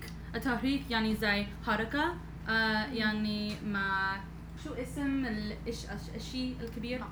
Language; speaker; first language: Arabic; non-native, learner; English